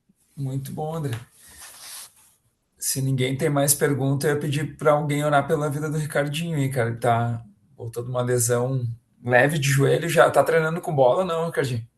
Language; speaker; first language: Portuguese; native; Portuguese